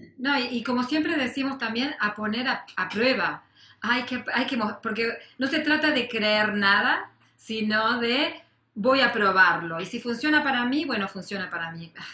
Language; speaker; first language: Spanish; native; Spanish